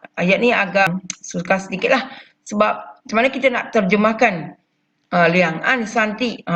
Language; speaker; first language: Malay; non-native, local second language; Chinese